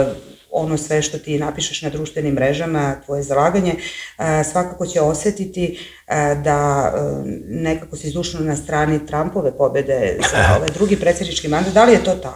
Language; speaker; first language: Serbian; native; Serbian